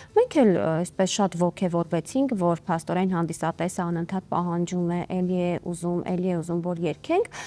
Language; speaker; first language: Armenian; native; Armenian